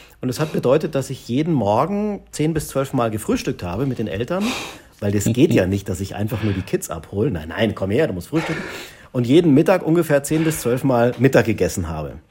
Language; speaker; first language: German; native; German